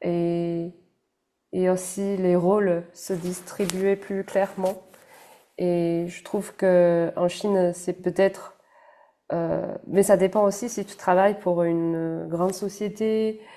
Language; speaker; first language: French; non-native, fluent; Chinese